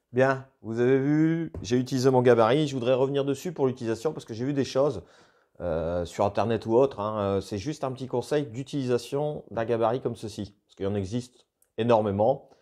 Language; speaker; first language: French; native; French